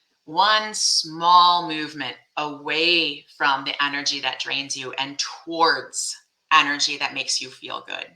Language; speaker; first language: English; native; English